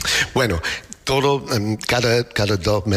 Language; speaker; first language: Spanish; non-native, learner; English